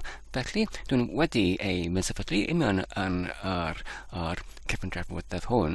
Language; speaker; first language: Welsh; non-native, learner; Polish